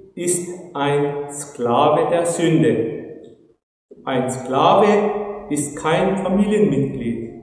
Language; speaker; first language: German; non-native, fluent; Turkish